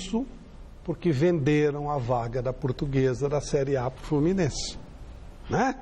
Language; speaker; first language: Portuguese; native; Portuguese